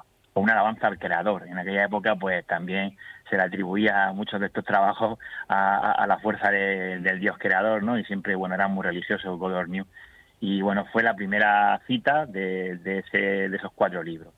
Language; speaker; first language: Spanish; native; Spanish